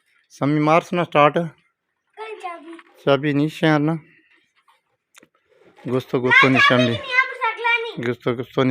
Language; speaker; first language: Filipino; non-native, learner; Urdu